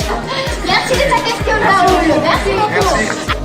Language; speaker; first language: French; non-native, fluent; Spanish